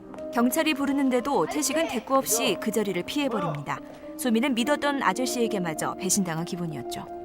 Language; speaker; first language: Korean; native; Korean